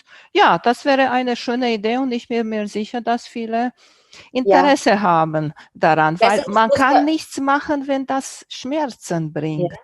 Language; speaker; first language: German; non-native, fluent; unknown